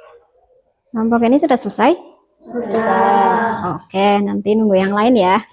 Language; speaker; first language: Indonesian; native; Indonesian